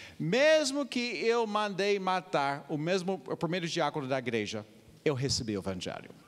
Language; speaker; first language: Portuguese; non-native, fluent; English